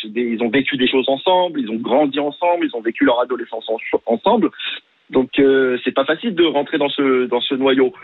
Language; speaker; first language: French; native; French